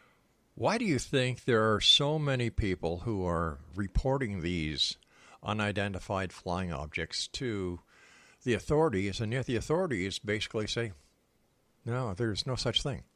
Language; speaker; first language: English; native; English